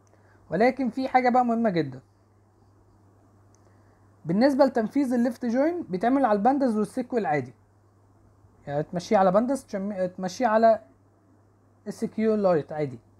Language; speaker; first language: Arabic; native; Arabic